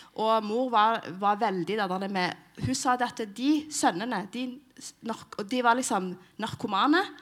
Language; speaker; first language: Norwegian; early bilingual, other home language; Somali